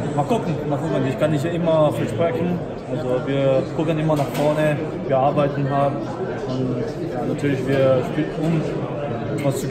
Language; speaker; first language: German; non-native, fluent; Korean